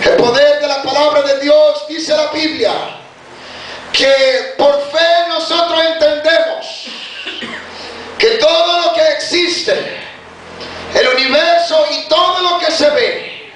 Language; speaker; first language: Spanish; native; Spanish